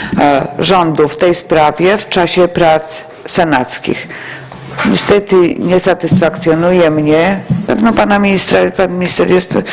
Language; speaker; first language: Polish; native; Polish